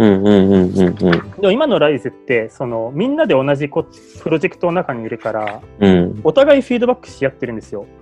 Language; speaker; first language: Japanese; native; Japanese